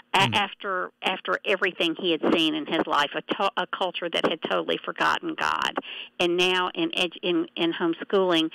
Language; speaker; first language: English; native; English